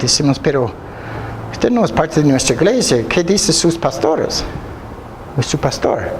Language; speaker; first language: Spanish; non-native, fluent; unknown